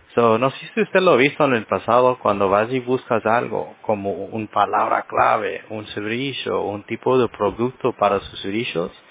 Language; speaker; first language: Spanish; early bilingual, heritage; Spanish